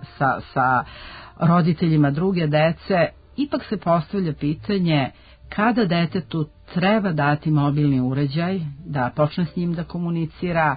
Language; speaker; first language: Serbian; native; Serbian